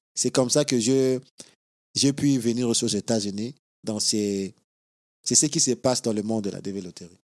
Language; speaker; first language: French; non-native, local second language; Lingala